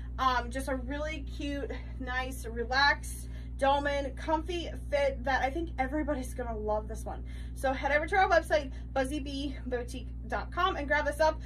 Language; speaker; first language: English; native; English